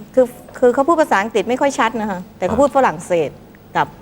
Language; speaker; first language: Thai; native; Thai